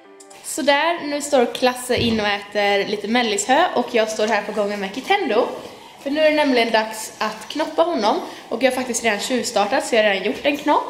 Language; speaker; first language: Swedish; native; Swedish